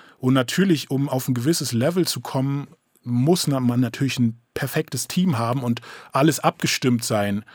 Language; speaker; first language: German; early bilingual, other home language; English